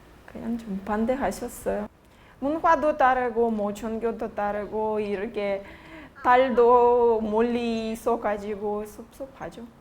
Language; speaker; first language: Korean; non-native, fluent; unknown